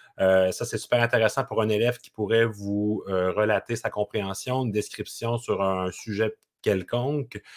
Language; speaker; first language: French; native; French